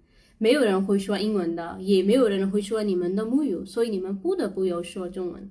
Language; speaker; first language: Chinese; non-native, learner; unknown